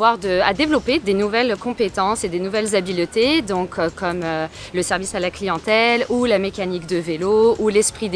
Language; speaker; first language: French; native; French